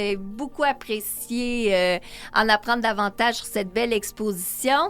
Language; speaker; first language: French; native; French